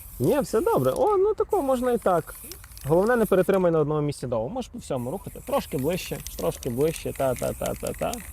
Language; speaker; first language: Ukrainian; native; Ukrainian